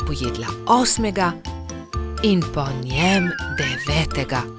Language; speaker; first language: Slovenian; native; Slovenian